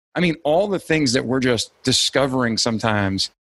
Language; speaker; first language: English; native; English